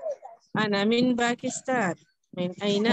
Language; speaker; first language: Arabic; non-native, learner; Urdu